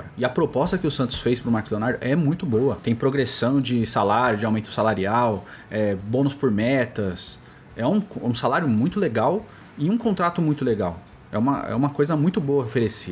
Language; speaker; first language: Portuguese; native; Portuguese